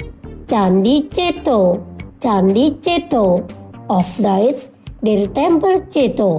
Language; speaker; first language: German; non-native, fluent; Indonesian